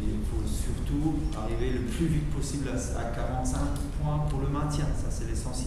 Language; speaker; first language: French; non-native, fluent; German